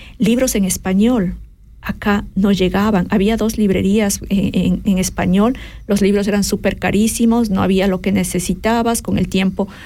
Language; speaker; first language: Spanish; native; Spanish